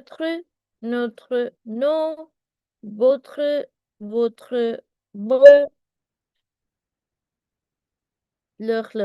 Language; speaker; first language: French; non-native, fluent; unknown